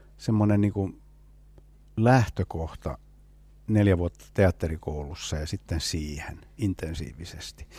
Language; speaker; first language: Finnish; non-native, local second language; Swedish